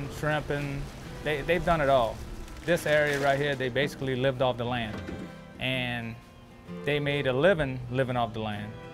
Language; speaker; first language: English; native; English